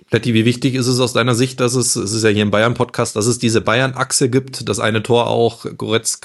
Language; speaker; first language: German; native; German